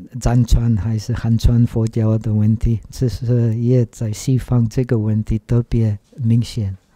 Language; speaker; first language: Chinese; non-native, learner; Czech